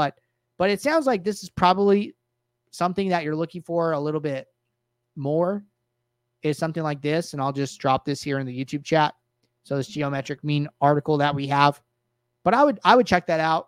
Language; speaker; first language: English; native; English